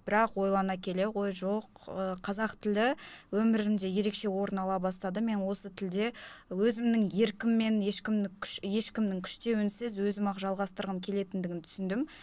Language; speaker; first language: Kazakh; non-native, local second language; Russian